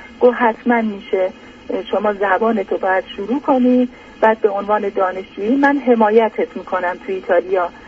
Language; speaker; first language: Persian; native; Persian